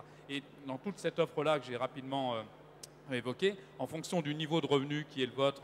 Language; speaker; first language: French; native; French